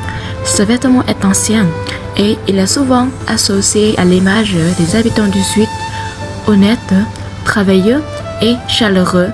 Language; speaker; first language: French; non-native, learner; Vietnamese